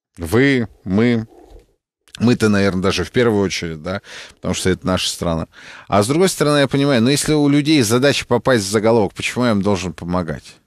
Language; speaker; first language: Russian; native; Russian